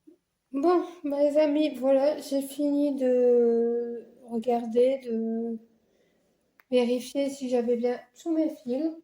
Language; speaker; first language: French; native; French